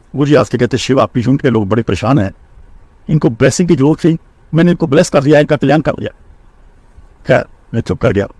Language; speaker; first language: Hindi; non-native, local second language; Punjabi